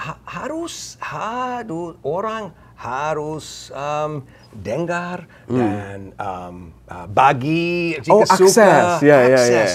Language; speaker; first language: Indonesian; non-native, learner; English